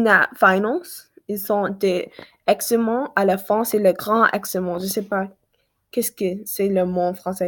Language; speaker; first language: French; non-native, learner; English